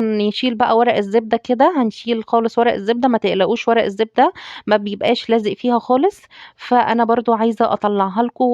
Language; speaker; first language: Arabic; native; Arabic